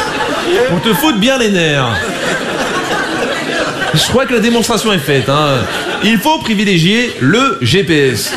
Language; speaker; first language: French; native; French